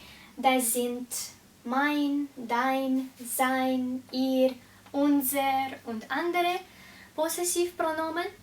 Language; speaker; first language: German; non-native, fluent; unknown